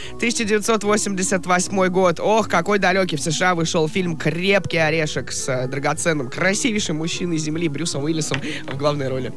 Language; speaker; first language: Russian; native; Russian